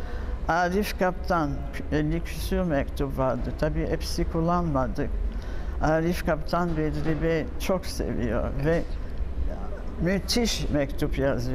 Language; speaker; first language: Turkish; non-native, fluent; French